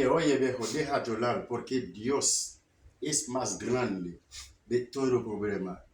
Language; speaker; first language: Spanish; non-native, learner; Haitian Creole